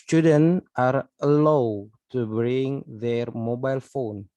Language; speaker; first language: English; non-native, learner; Indonesian